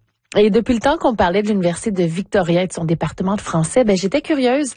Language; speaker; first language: French; native; French